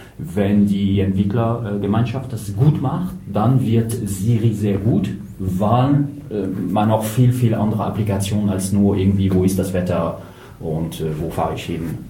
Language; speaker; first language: German; non-native, fluent; French